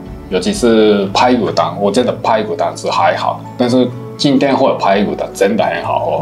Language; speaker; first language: Chinese; non-native, fluent; Japanese